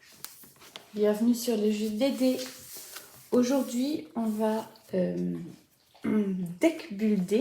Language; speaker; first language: French; native; French